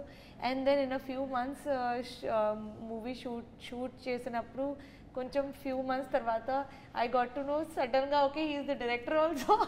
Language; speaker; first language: Telugu; non-native, learner; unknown